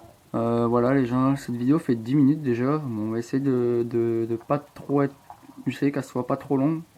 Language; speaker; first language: French; native; French